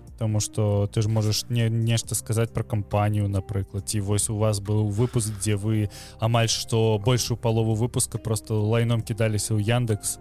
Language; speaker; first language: Belarusian; non-native, local second language; Russian